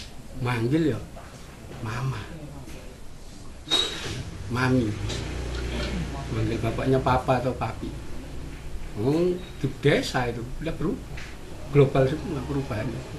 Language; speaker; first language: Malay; non-native, local second language; Javanese